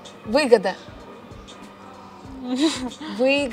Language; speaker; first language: Russian; native; Russian